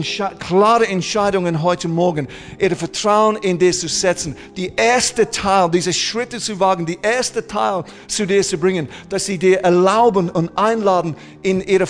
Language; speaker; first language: German; non-native, fluent; English